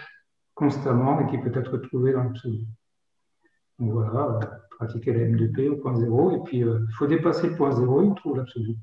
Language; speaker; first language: French; native; French